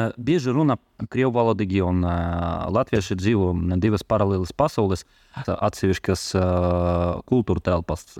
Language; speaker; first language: Latvian; non-native, local second language; Russian